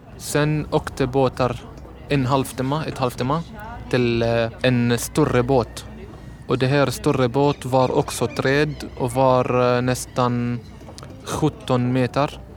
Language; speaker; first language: Swedish; non-native, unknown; Arabic